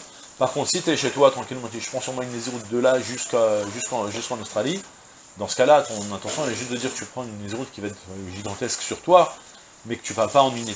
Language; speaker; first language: French; native; French